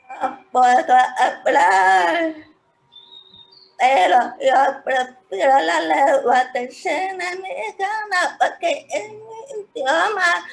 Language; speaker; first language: Spanish; non-native, local second language; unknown